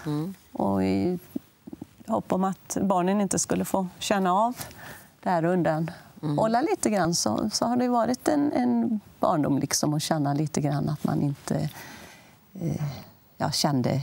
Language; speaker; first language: Swedish; native; Swedish